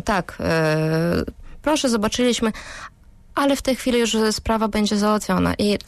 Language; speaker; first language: Polish; non-native, fluent; Russian